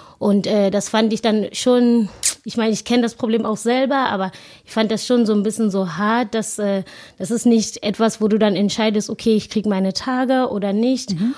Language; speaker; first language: German; non-native, fluent; Zulu